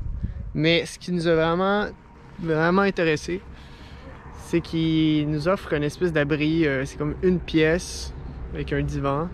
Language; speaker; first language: French; native; French